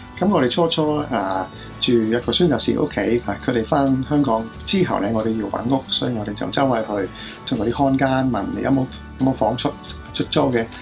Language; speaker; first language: Cantonese; non-native, fluent; English